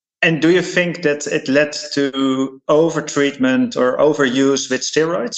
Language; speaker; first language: English; non-native, fluent; Dutch